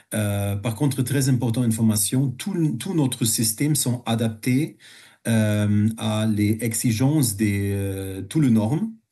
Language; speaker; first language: French; non-native, fluent; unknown